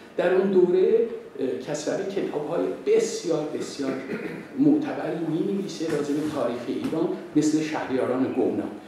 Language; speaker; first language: Persian; non-native, local second language; Azerbaijani